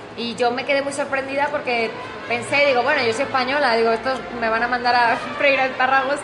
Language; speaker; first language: Spanish; native; Spanish